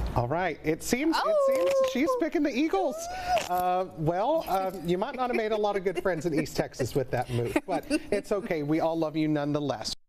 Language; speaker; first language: English; native; English